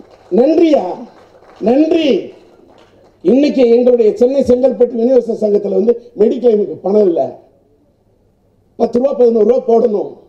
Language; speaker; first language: Tamil; native; Tamil